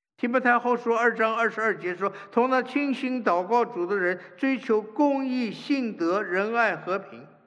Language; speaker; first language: Chinese; native; Chinese